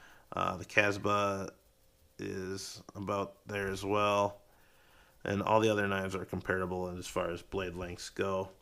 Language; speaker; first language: English; native; English